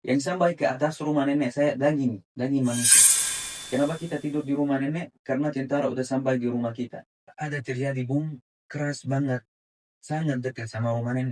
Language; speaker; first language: Indonesian; non-native, fluent; Arabic